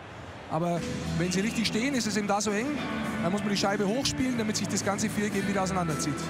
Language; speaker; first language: German; native; German